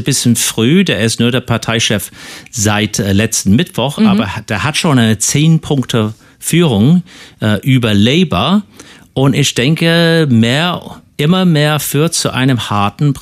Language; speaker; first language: German; non-native, fluent; English